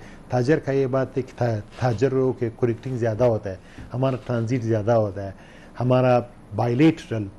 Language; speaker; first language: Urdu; non-native, learner; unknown